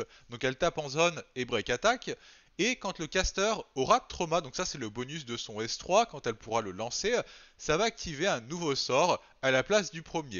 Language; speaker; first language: French; native; French